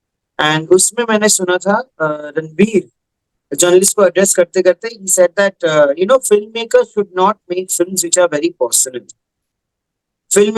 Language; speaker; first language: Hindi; native; Hindi